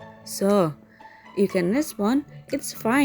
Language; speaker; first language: English; non-native, learner; Indonesian